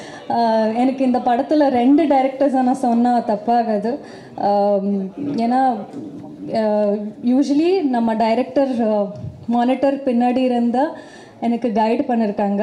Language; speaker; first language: Tamil; non-native, local second language; Kannada